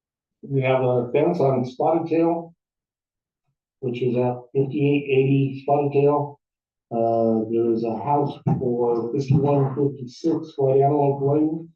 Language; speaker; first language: English; native; English